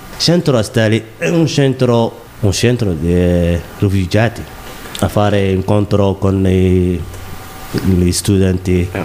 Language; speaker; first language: Italian; non-native, learner; Somali